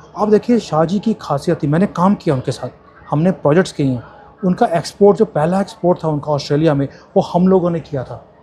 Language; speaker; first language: Hindi; native; Hindi